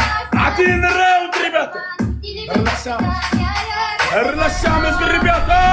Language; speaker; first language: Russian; non-native, local second language; Uzbek